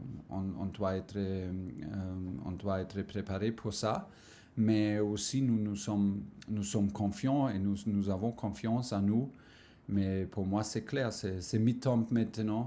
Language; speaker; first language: French; non-native, fluent; German